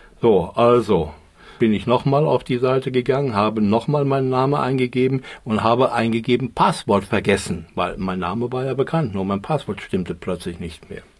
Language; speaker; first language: German; native; German